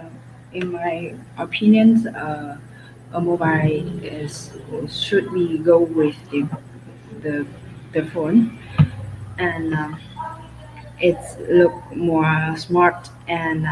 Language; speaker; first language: English; non-native, learner; Vietnamese